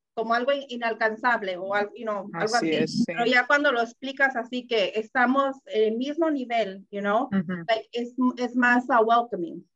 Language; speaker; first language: Spanish; early bilingual, heritage; Spanish